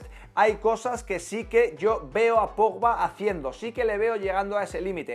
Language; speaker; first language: Spanish; native; Spanish